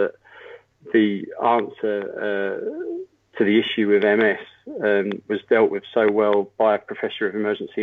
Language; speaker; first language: English; native; English